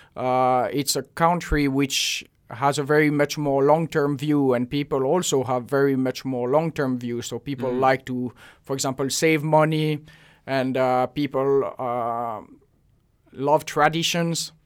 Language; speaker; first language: English; non-native, fluent; French